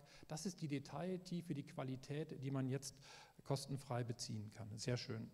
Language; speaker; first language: German; native; German